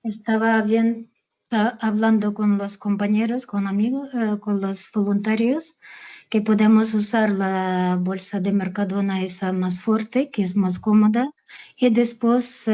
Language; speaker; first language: Spanish; non-native, fluent; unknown